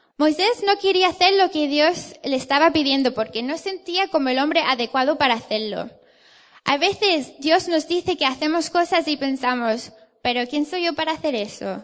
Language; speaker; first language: Spanish; non-native, fluent; English